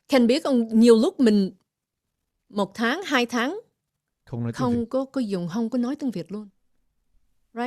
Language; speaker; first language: Vietnamese; early bilingual, heritage; English